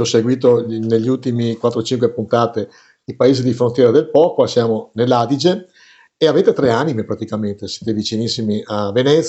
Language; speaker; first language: Italian; native; Italian